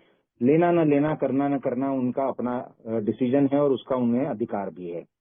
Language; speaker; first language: Hindi; native; Hindi